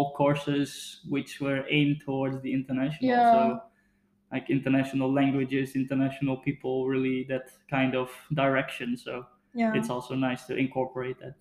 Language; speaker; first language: English; non-native, fluent; Dutch